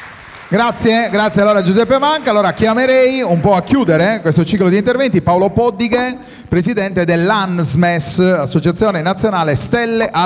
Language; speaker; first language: Italian; native; Italian